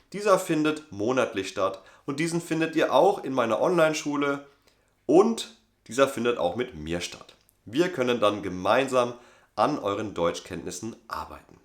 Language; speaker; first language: German; native; German